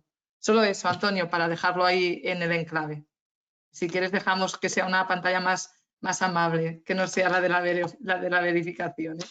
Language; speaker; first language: Spanish; native; Spanish